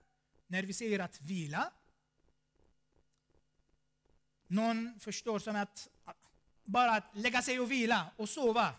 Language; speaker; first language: Swedish; non-native, fluent; Armenian